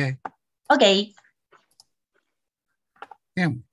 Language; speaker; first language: English; non-native, learner; Japanese